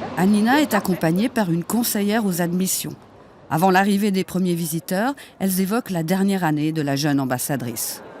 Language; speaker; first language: French; native; French